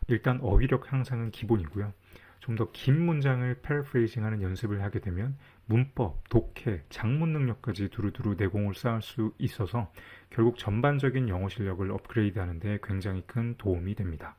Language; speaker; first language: Korean; native; Korean